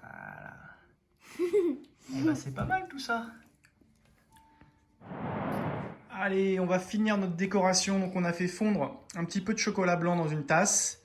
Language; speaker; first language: French; native; French